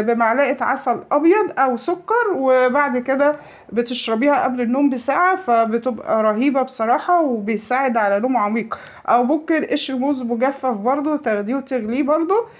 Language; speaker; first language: Arabic; native; Arabic